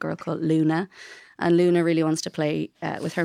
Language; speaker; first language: English; native; English